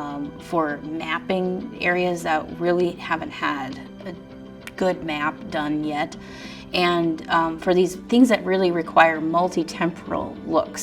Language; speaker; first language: English; native; English